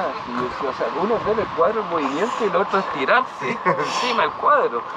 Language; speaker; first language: Spanish; native; Spanish